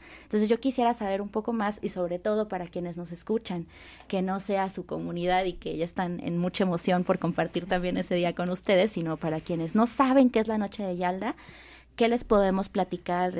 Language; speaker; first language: Spanish; native; Spanish